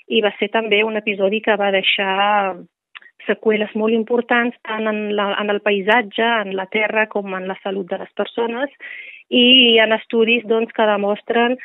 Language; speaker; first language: Catalan; non-native, fluent; Riffian